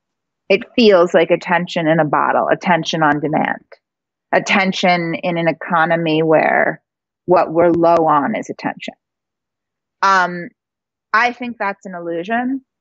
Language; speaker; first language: English; native; English